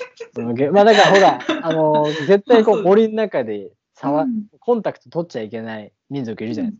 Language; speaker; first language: Japanese; native; Japanese